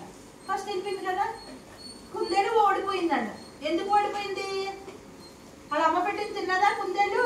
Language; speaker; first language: Telugu; native; Telugu